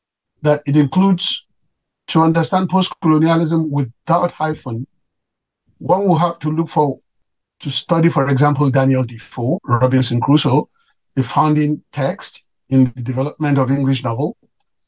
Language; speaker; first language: English; non-native, local second language; Yoruba